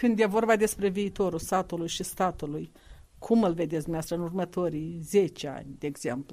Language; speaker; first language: Romanian; native; Romanian